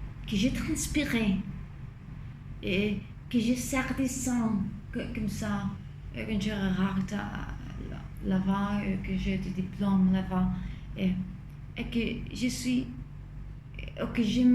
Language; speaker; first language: French; non-native, fluent; Spanish